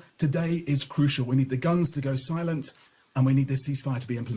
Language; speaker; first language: English; native; English